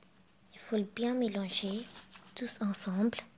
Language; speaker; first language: French; non-native, learner; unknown